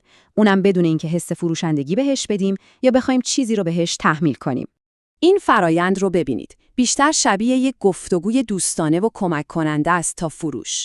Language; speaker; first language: Persian; native; Persian